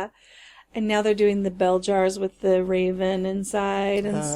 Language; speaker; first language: English; native; English